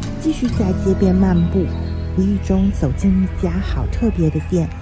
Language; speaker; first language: Chinese; native; Chinese